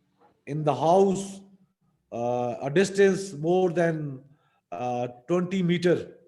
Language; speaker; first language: English; non-native, local second language; Urdu